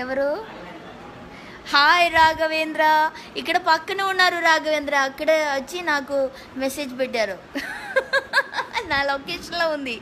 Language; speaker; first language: Telugu; non-native, learner; Malayalam